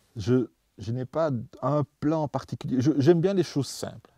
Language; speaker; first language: French; non-native, fluent; Dutch